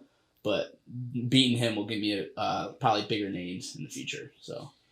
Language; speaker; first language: English; native; English